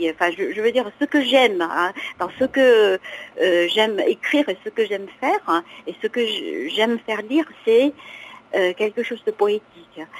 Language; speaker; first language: French; non-native, fluent; Chinese